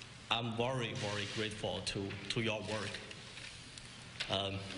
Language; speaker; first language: English; non-native, fluent; Chinese